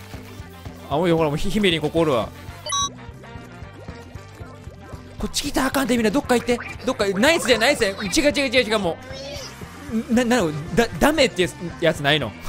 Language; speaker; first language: Japanese; native; Japanese